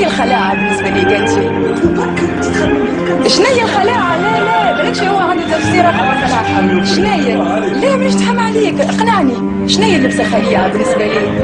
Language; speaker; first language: Arabic; native; Arabic